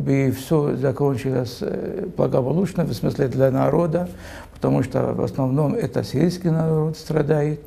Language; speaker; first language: Russian; non-native, fluent; Arabic